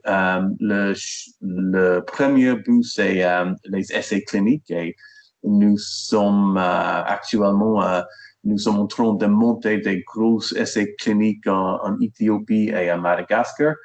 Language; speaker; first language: French; non-native, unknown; English